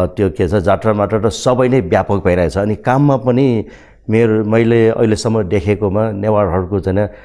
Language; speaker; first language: Nepali; non-native, local second language; Newari